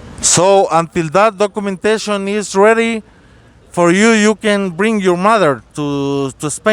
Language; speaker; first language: English; non-native, learner; Spanish